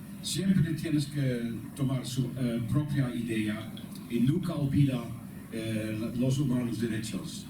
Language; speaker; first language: Spanish; non-native, learner; Dutch